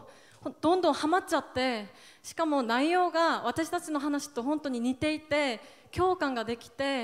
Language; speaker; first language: Japanese; non-native, fluent; Korean